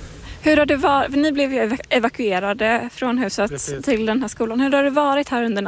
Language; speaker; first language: Swedish; native; Swedish